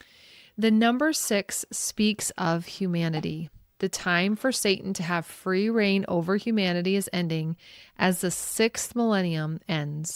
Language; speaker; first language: English; native; English